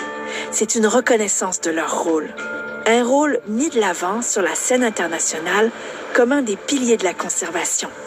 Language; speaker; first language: French; native; French